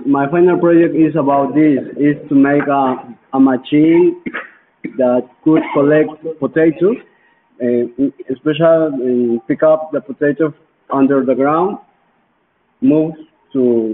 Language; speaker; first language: English; non-native, learner; Spanish